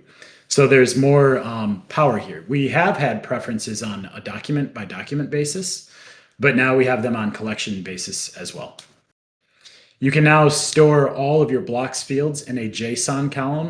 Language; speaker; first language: English; native; English